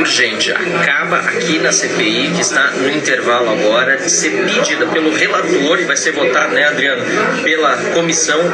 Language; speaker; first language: Portuguese; native; Portuguese